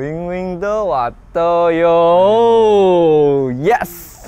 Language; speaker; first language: Korean; non-native, learner; Chinese